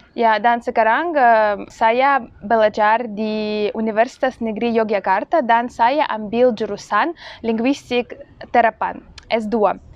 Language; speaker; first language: Indonesian; non-native, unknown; Russian